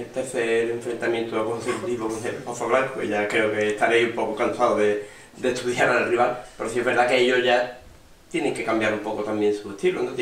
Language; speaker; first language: Spanish; native; Spanish